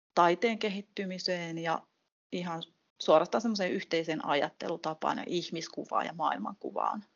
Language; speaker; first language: Finnish; native; Finnish